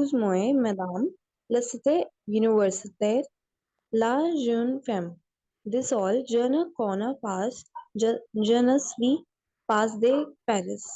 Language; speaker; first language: French; non-native, learner; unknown